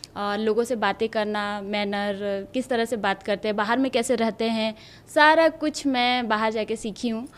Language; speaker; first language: Hindi; native; Hindi